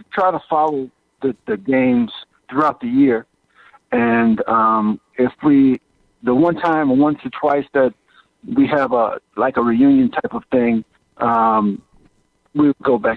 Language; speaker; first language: English; native; English